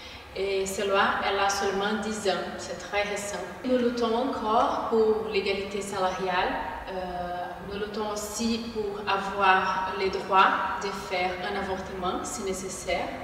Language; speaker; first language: French; non-native, fluent; Portuguese